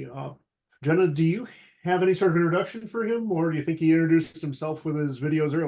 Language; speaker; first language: English; native; English